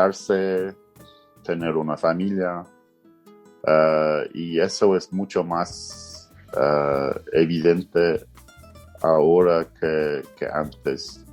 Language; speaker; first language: Spanish; non-native, fluent; English